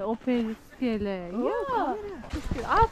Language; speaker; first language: Finnish; non-native, learner; Turkish